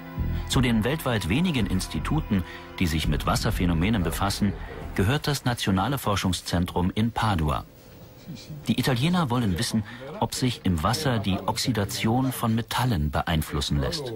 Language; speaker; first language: German; native; German